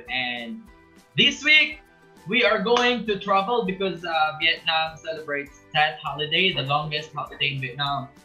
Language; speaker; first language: English; non-native, local second language; Filipino